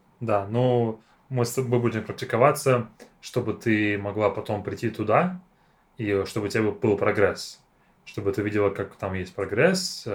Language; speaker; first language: Russian; native; Russian